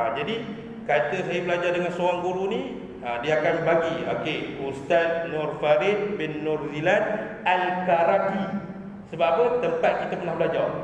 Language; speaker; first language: Malay; native; Malay